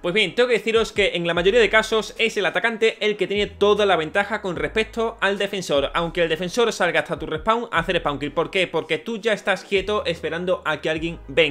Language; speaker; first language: Spanish; native; Spanish